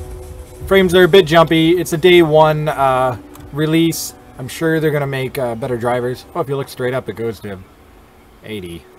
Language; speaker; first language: English; native; English